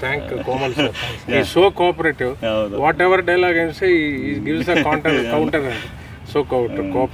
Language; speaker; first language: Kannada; non-native, learner; Telugu